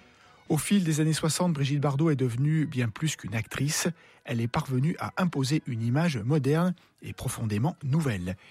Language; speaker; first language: French; native; French